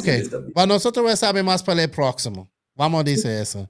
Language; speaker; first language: Spanish; non-native, local second language; English